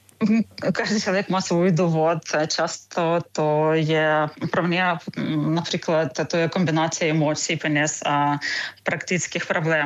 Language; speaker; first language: Czech; non-native, fluent; Ukrainian